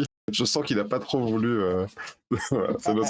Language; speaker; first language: French; native; French